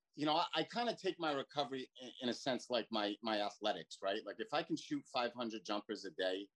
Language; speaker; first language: English; native; English